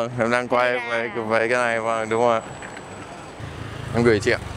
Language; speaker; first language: Vietnamese; non-native, fluent; English